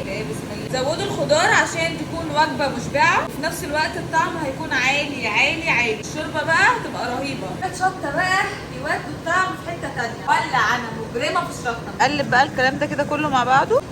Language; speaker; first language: Arabic; native; Arabic